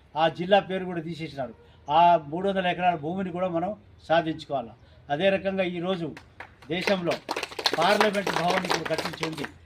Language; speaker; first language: Telugu; non-native, local second language; Lambadi